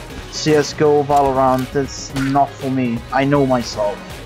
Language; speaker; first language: English; non-native, fluent; Italian